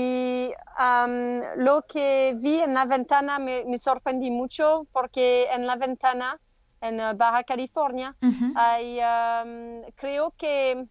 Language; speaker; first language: Spanish; non-native, learner; French